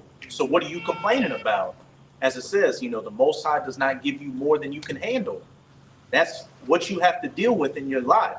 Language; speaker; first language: English; native; English